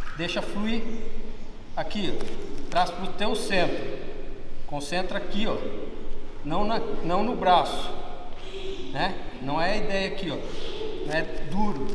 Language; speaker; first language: Portuguese; native; Portuguese